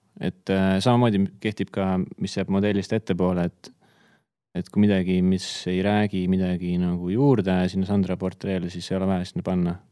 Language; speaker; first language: Estonian; native; Estonian